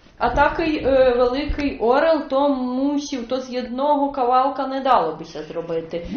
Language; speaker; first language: Ukrainian; native; Ukrainian